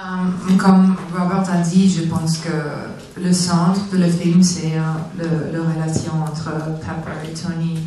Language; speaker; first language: French; non-native, learner; English